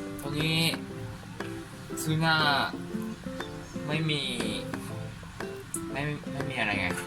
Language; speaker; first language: Thai; non-native, learner; Japanese